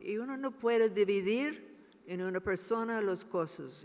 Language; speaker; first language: Spanish; non-native, learner; English